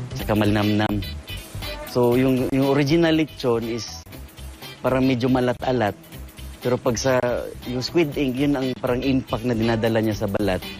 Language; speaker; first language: Filipino; non-native, local second language; Cebuano